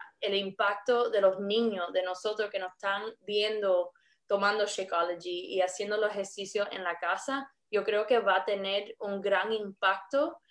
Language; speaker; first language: Spanish; early bilingual, heritage; English